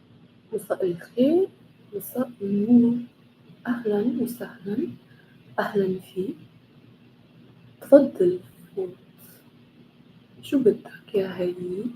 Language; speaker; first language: Arabic; non-native, learner; English